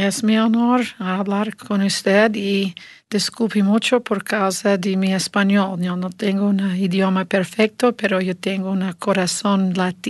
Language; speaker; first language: Spanish; non-native, learner; English